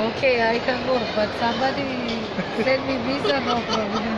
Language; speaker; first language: English; non-native, learner; Turkish